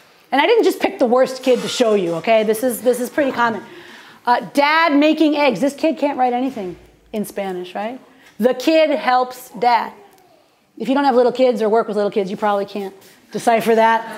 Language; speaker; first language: English; native; English